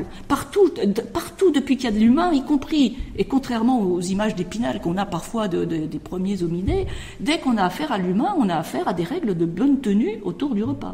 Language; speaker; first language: French; native; French